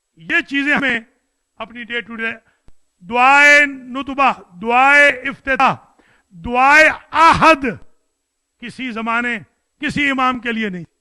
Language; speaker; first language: Urdu; non-native, local second language; Punjabi